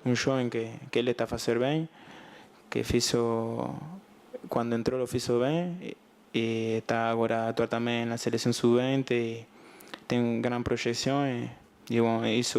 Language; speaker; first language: Portuguese; non-native, learner; Spanish